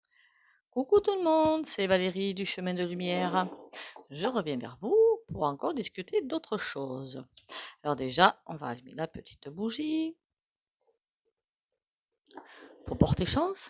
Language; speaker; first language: French; native; French